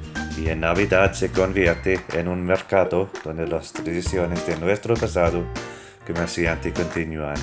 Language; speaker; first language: Spanish; non-native, fluent; English